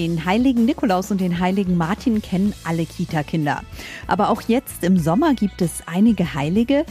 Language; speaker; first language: German; native; German